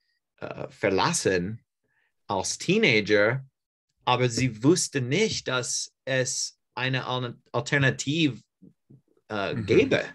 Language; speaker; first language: German; non-native, learner; English